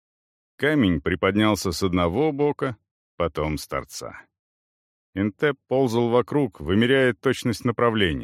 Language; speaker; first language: Russian; native; Russian